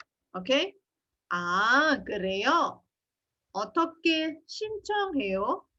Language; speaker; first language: Korean; non-native, fluent; Indonesian